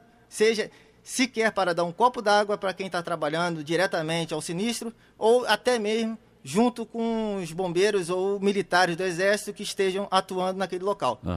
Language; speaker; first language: Portuguese; native; Portuguese